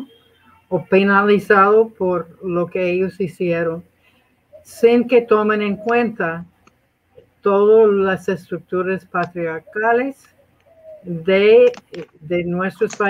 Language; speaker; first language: Spanish; non-native, fluent; English